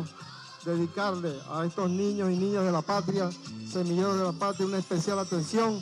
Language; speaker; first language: Spanish; native; Spanish